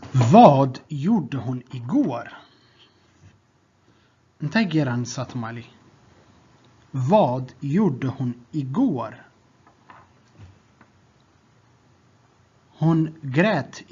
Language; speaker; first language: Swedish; non-native, fluent; Tigrinya